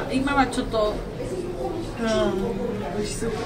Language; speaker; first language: Japanese; non-native, learner; Georgian